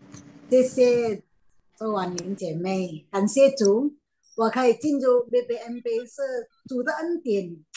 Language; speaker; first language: Chinese; non-native, learner; Min Nan Chinese